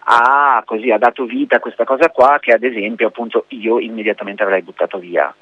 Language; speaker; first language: Italian; native; Italian